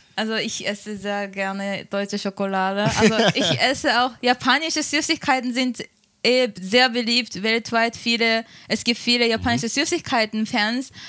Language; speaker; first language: German; non-native, fluent; Japanese